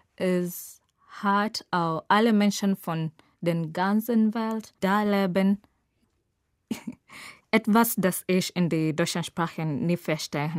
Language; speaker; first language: German; non-native, learner; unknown